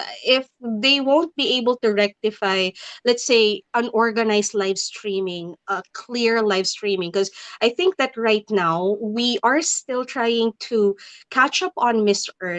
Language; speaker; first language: English; non-native, local second language; Filipino